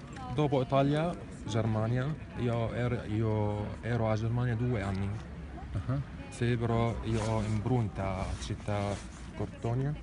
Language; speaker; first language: Italian; non-native, learner; Arabic